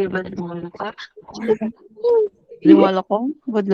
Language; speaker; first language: Ukrainian; non-native, learner; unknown